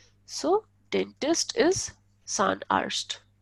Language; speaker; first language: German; non-native, fluent; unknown